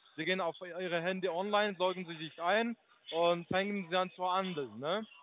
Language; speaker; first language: German; non-native, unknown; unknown